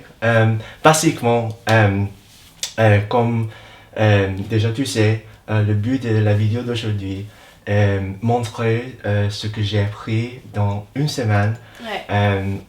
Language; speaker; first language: French; non-native, learner; English